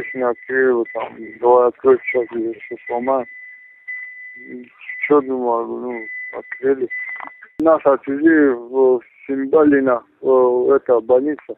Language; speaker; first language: Russian; non-native, learner; Tajik